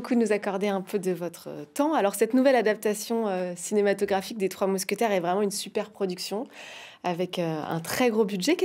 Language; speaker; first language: French; native; French